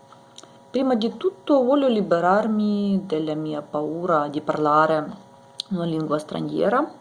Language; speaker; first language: Italian; non-native, learner; Ukrainian